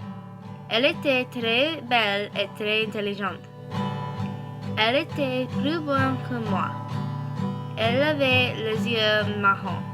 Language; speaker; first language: French; non-native, learner; English